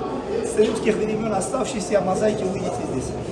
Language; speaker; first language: Russian; non-native, fluent; Turkish